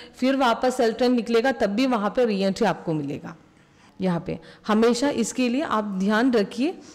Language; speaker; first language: Hindi; non-native, local second language; Malayalam